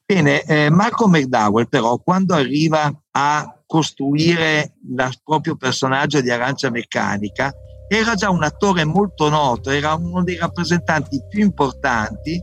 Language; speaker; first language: Italian; native; Italian